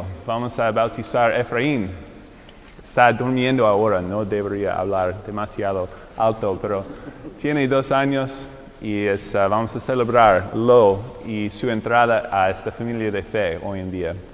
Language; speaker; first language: Spanish; non-native, fluent; English